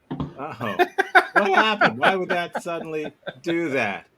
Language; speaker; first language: English; native; English